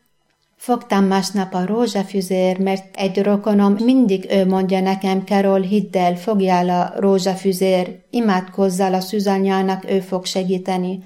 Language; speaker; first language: Hungarian; non-native, learner; Arabic